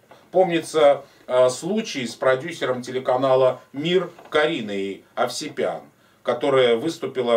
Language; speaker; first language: Russian; native; Russian